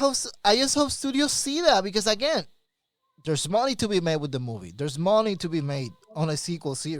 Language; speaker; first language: English; native; English